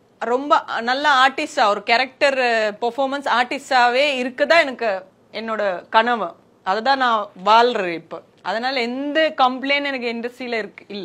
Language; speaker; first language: Tamil; non-native, learner; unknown